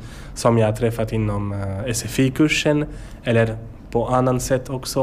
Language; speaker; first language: Swedish; non-native, learner; French